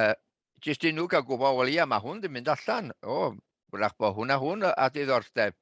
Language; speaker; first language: Welsh; native; Welsh